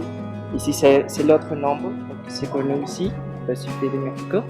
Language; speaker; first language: French; non-native, learner; Spanish